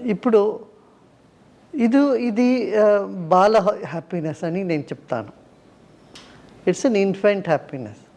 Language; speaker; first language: Telugu; non-native, local second language; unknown